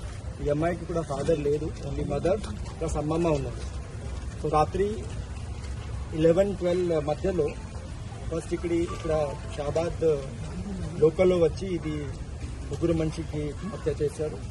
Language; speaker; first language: Telugu; non-native, learner; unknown